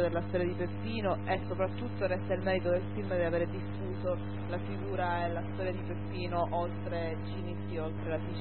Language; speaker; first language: Italian; native; Italian